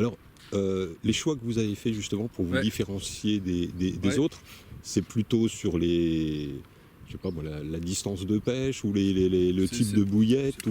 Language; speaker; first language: French; native; French